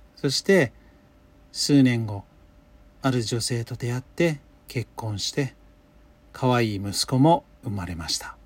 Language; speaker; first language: Japanese; non-native, fluent; English